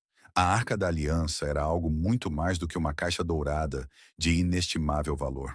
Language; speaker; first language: Portuguese; native; Portuguese